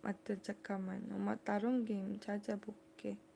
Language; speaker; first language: Korean; non-native, learner; Cebuano